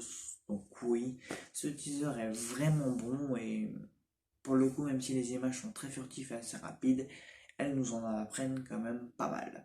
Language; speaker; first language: French; native; French